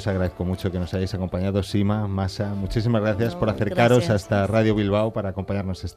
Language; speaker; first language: Spanish; native; Spanish